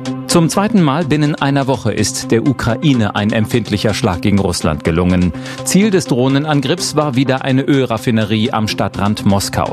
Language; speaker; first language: German; native; German